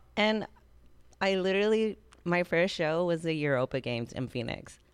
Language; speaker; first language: English; native; English